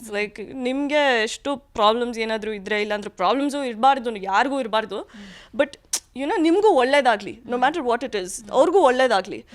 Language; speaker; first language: Kannada; early bilingual, heritage; Kannada